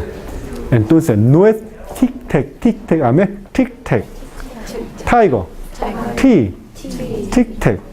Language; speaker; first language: Spanish; non-native, fluent; Korean